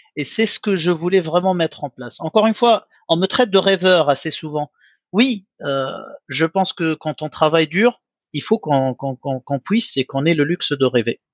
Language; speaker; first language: French; non-native, local second language; Arabic